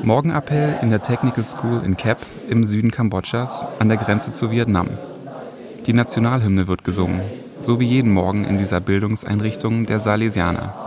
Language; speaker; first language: German; native; German